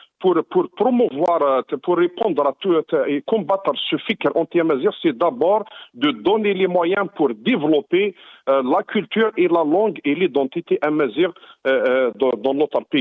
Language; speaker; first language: French; non-native, local second language; Arabic